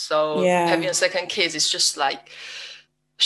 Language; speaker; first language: English; non-native, fluent; Chinese